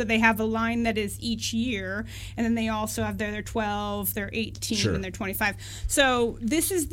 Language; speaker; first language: English; native; English